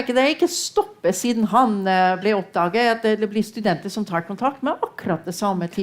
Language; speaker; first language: Norwegian; non-native, fluent; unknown